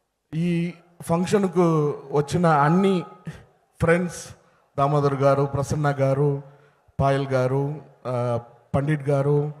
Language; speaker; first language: Telugu; non-native, learner; Tamil